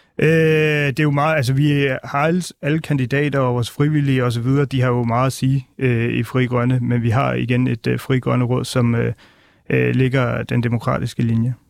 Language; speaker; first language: Danish; early bilingual, other home language; Punjabi